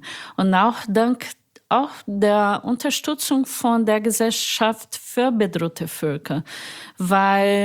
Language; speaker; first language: German; non-native, fluent; Portuguese